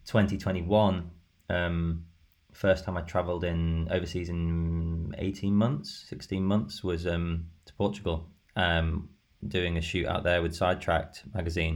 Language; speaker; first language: English; native; English